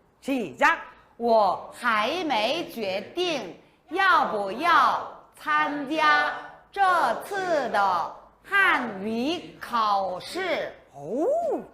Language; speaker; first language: Chinese; non-native, fluent; Korean